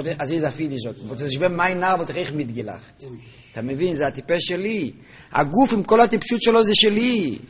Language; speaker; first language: Hebrew; non-native, local second language; Yiddish